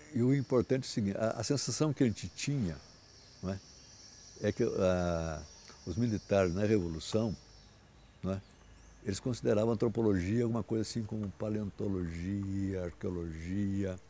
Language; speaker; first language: Portuguese; native; Portuguese